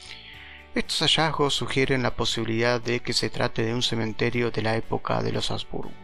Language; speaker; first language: Spanish; native; Spanish